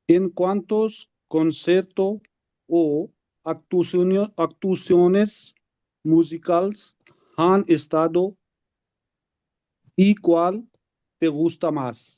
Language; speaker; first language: Spanish; non-native, learner; Urdu